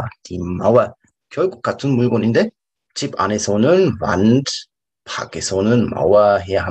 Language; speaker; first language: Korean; non-native, fluent; German